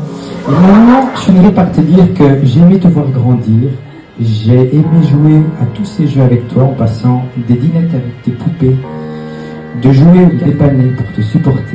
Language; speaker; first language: French; native; French